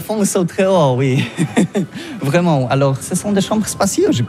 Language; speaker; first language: French; non-native, learner; Polish